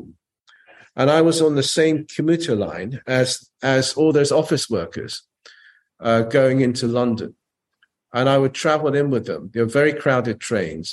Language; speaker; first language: English; native; English